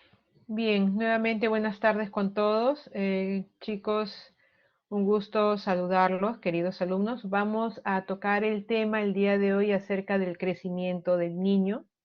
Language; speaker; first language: Spanish; native; Spanish